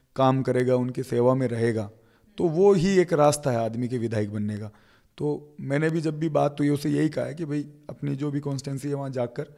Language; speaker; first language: Hindi; native; Hindi